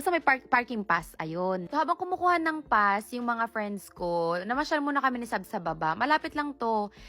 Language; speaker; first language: Filipino; native; Filipino